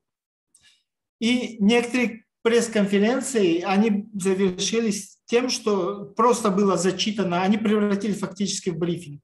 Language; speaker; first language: Russian; non-native, local second language; Tajik